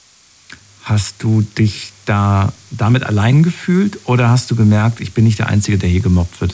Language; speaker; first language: German; native; German